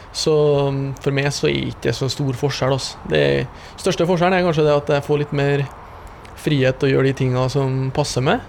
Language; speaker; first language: Norwegian; native; Norwegian